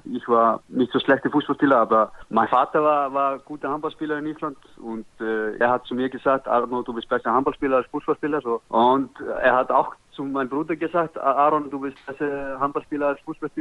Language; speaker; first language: German; non-native, learner; Icelandic